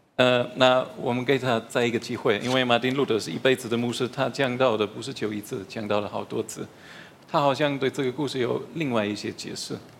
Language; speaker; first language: Chinese; non-native, fluent; German